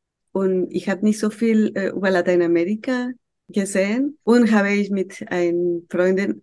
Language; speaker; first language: German; non-native, fluent; Spanish